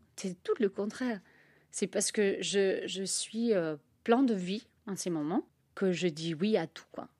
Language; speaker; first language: French; non-native, fluent; Spanish